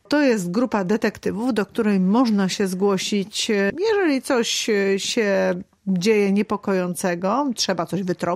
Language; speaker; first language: Polish; native; Polish